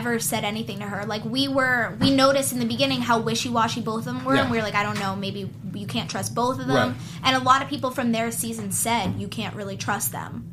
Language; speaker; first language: English; native; English